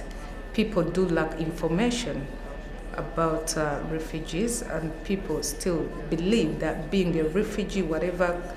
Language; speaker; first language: English; non-native, fluent; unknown